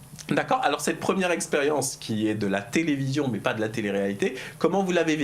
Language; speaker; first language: French; native; French